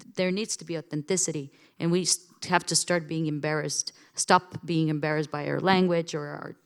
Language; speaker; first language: English; non-native, fluent; Bulgarian